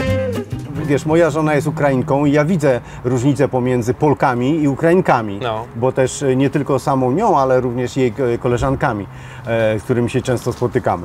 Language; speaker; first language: Polish; native; Polish